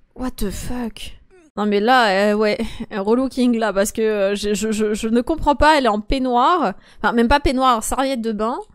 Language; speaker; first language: French; early bilingual, other home language; Polish